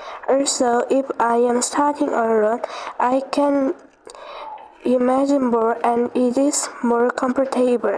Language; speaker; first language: English; non-native, learner; Korean